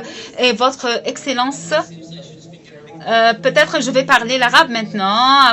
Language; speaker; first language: French; non-native, fluent; Arabic